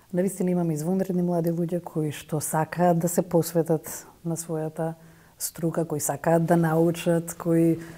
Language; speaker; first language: Macedonian; native; Macedonian